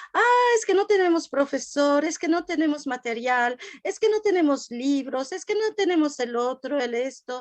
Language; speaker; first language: Spanish; non-native, fluent; French